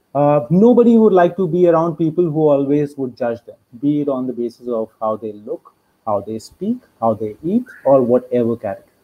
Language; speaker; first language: English; non-native, local second language; Hindi